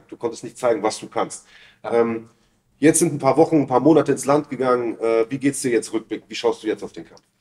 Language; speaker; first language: German; native; German